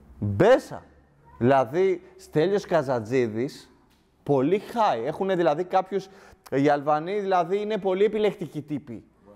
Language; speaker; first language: Greek; early bilingual, other home language; Albanian